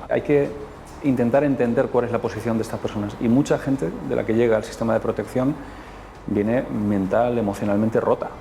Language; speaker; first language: Spanish; native; Spanish